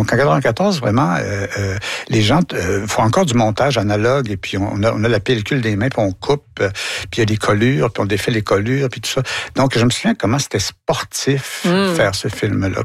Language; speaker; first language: French; native; French